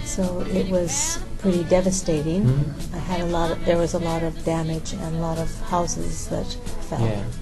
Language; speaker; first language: English; native; English